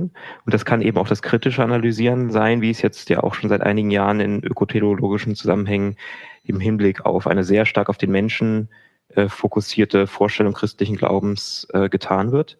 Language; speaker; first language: German; native; German